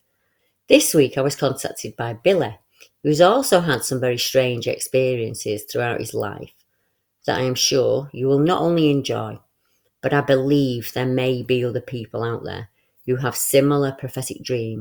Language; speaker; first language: English; native; English